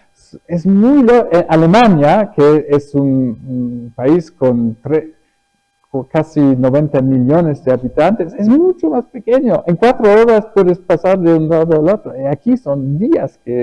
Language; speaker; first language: Spanish; early bilingual, other home language; German